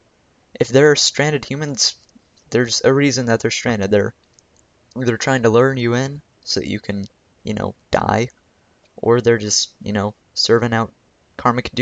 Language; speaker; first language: English; native; English